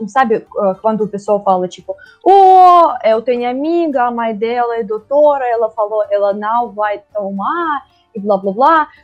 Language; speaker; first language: Portuguese; non-native, learner; Russian